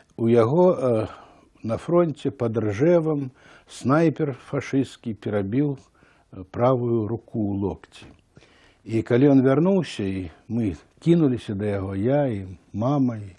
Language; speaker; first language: Belarusian; native; Belarusian